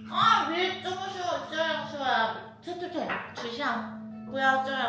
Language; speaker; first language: Chinese; non-native, learner; Korean